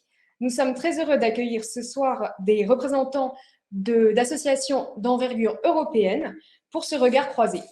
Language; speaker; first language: French; native; French